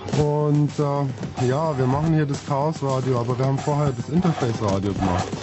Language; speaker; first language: German; native; German